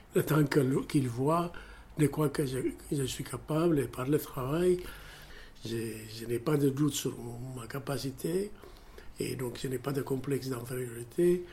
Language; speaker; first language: French; non-native, fluent; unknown